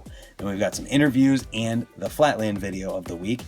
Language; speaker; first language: English; native; English